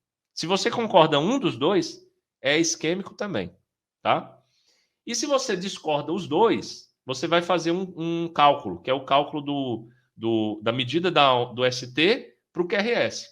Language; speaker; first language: Portuguese; native; Portuguese